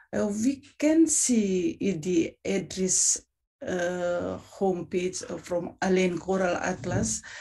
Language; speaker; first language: English; non-native, fluent; Indonesian